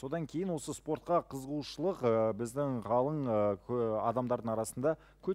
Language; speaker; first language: Kazakh; native; Kazakh